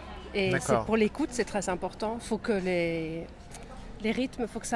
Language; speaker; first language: French; non-native, fluent; Swedish